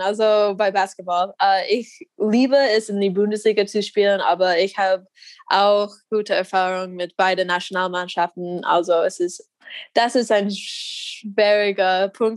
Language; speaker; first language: German; non-native, learner; English